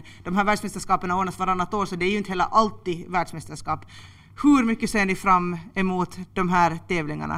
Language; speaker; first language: Swedish; native; Swedish